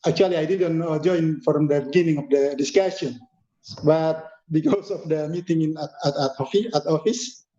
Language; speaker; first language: English; non-native, learner; Indonesian